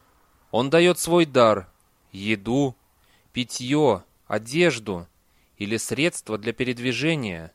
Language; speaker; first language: Russian; native; Russian